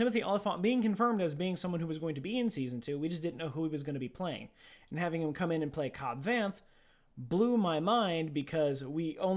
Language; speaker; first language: English; native; English